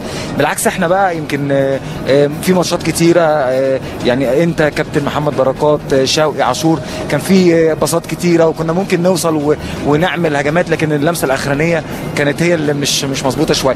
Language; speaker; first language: Arabic; native; Arabic